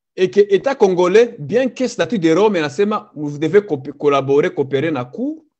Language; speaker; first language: French; non-native, local second language; Swahili